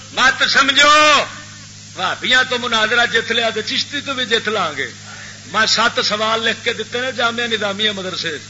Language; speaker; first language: Urdu; non-native, local second language; Punjabi